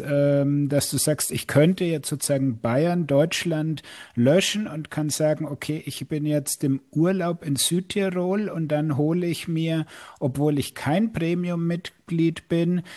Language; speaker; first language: German; native; German